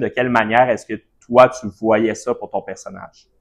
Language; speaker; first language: French; native; French